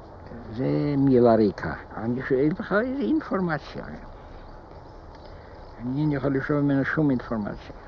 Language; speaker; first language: Hebrew; non-native, fluent; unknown